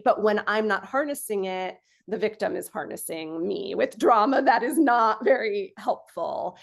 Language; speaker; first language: English; native; English